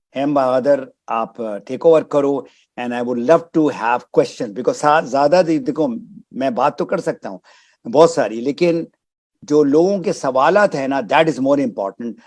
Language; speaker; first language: Urdu; native; Urdu